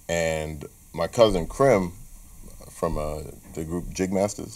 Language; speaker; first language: English; native; English